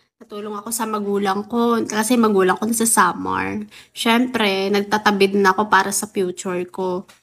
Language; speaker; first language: Filipino; non-native, local second language; Waray